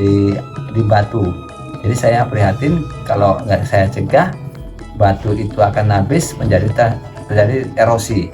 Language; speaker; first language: Indonesian; non-native, local second language; Javanese